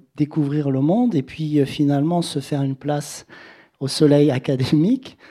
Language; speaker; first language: French; native; French